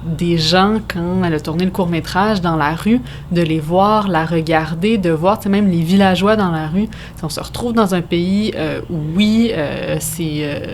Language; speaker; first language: French; native; French